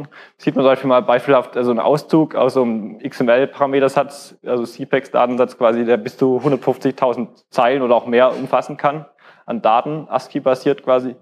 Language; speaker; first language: German; native; German